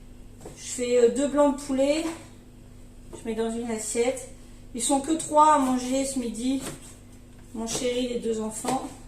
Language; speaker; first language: French; native; French